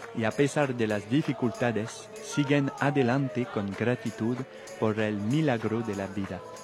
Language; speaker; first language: Spanish; non-native, fluent; French